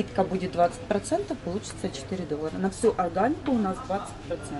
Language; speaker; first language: Russian; native; Russian